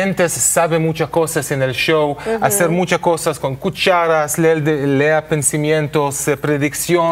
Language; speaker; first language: Spanish; non-native, learner; Hebrew